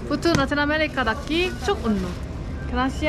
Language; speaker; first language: Turkish; non-native, learner; Korean